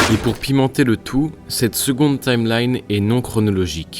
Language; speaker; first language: French; native; French